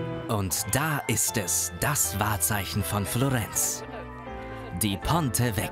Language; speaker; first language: German; native; German